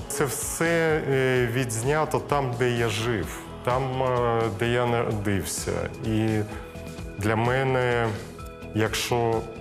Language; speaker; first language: Ukrainian; non-native, local second language; Russian